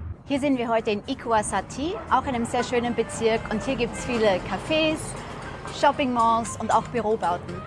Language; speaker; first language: German; native; German